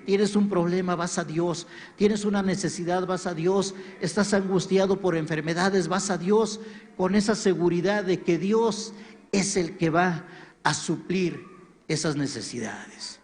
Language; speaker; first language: Spanish; native; Spanish